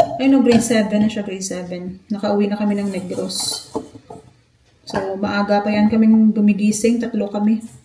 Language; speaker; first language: Filipino; non-native, local second language; Hiligaynon